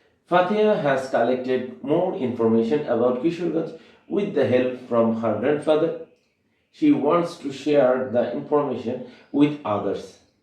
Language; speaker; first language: English; non-native, local second language; Bangla